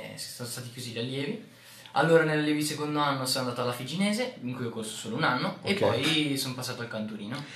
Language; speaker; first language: Italian; native; Italian